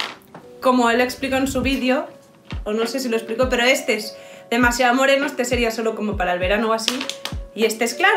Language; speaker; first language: Spanish; native; Spanish